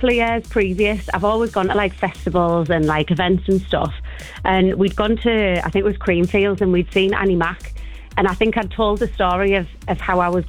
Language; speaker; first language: English; native; English